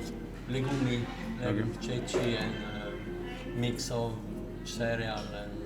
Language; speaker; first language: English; non-native, learner; Italian